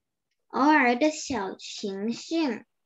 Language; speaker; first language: Chinese; early bilingual, heritage; Chinese